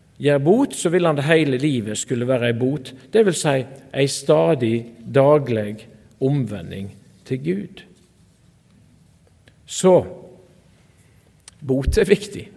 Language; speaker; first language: Norwegian; native; Norwegian